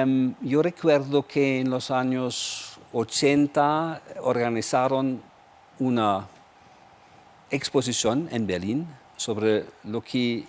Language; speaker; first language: Spanish; non-native, fluent; German